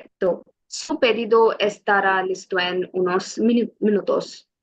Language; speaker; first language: Spanish; non-native, learner; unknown